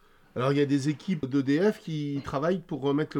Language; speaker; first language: French; native; French